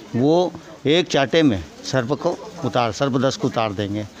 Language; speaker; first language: Hindi; native; Hindi